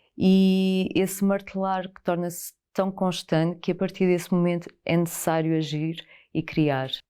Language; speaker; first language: Portuguese; early bilingual, other home language; French